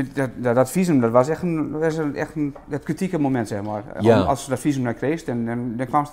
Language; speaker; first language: Dutch; native; Dutch